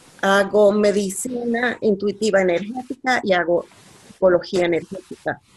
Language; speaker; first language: Spanish; non-native, learner; Swedish